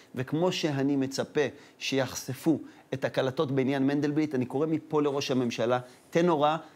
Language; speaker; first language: Hebrew; native; Hebrew